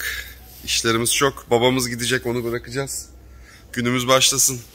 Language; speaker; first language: Turkish; native; Turkish